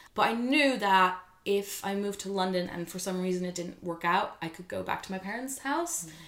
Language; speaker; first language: English; non-native, fluent; Dutch